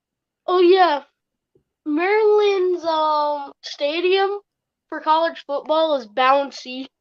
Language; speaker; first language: English; native; English